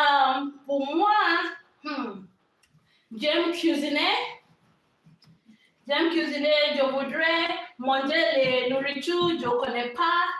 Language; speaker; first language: French; non-native, learner; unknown